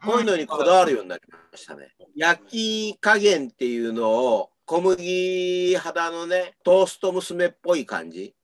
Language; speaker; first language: Japanese; native; Japanese